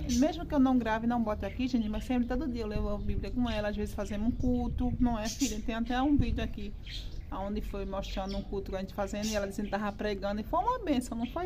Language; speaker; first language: Portuguese; native; Portuguese